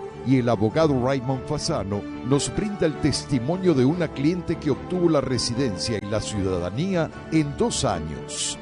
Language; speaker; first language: Spanish; native; Spanish